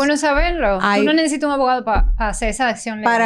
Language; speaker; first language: Spanish; native; Spanish